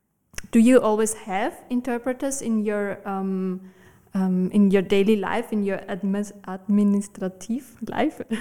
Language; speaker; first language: English; non-native, fluent; German